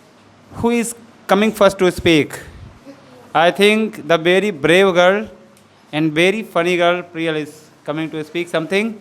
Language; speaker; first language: English; non-native, fluent; Hindi